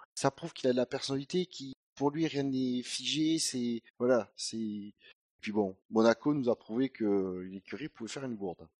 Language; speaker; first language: French; native; French